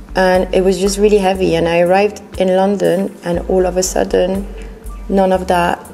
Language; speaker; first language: English; non-native, fluent; French